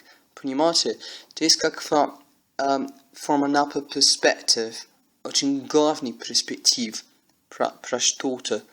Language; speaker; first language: Russian; non-native, learner; English